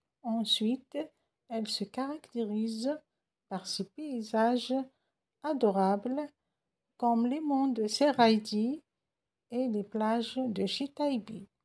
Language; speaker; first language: French; non-native, local second language; Arabic